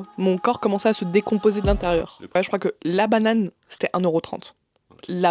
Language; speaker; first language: French; native; French